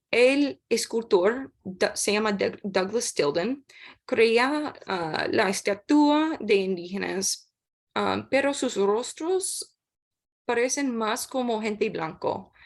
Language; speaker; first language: Spanish; non-native, learner; English